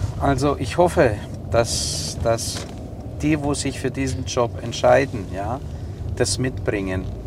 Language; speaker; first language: German; non-native, fluent; Greek